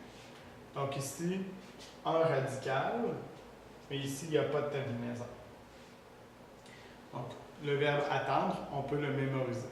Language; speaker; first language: French; native; French